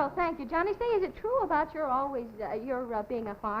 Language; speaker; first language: English; native; English